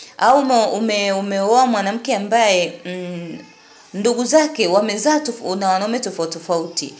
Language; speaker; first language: Swahili; native; Swahili